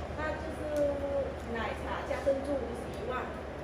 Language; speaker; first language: Chinese; non-native, fluent; Vietnamese